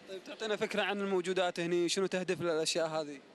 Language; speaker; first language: Arabic; native; Arabic